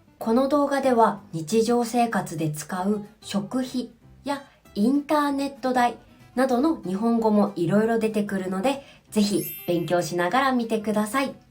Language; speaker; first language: Japanese; native; Japanese